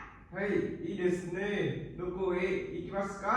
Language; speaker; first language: Japanese; non-native, learner; Vietnamese